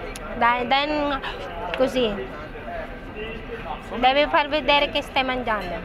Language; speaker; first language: Italian; non-native, fluent; Filipino